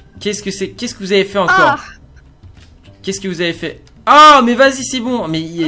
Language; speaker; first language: French; native; French